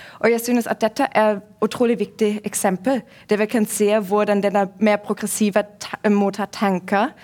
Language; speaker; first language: Norwegian; non-native, fluent; German